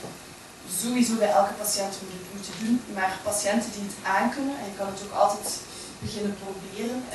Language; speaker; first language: Dutch; native; Dutch